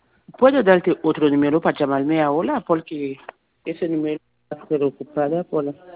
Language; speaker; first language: Spanish; non-native, learner; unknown